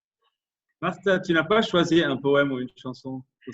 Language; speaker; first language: French; non-native, local second language; Arabic